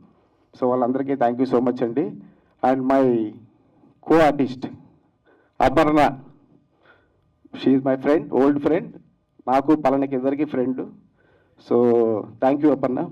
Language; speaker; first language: Telugu; native; Telugu